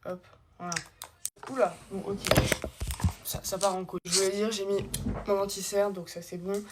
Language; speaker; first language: French; native; French